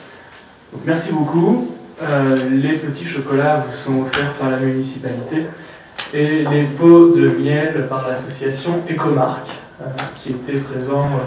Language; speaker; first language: French; native; French